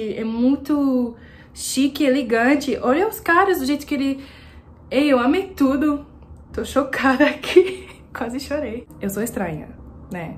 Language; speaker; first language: Portuguese; non-native, fluent; French